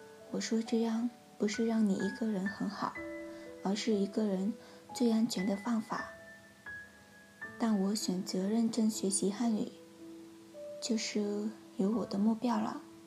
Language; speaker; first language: Chinese; non-native, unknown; Vietnamese